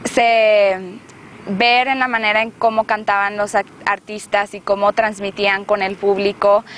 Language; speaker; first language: Spanish; native; Spanish